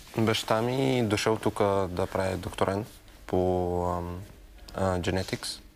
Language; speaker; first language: Bulgarian; early bilingual, other home language; Arabic